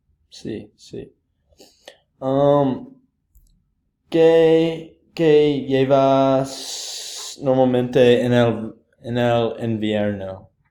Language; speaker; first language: Spanish; non-native, learner; English